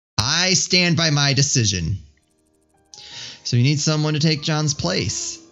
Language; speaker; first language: English; native; English